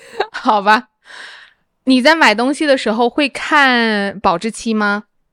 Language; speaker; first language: Chinese; native; Chinese